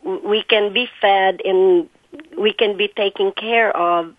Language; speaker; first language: English; non-native, local second language; Cebuano